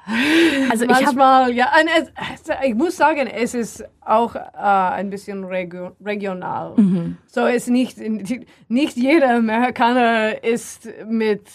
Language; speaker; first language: German; non-native, learner; English